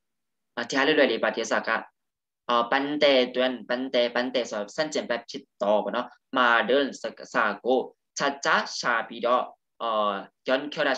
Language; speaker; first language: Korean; non-native, fluent; Burmese